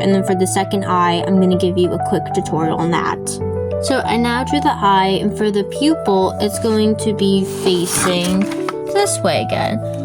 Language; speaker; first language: English; native; English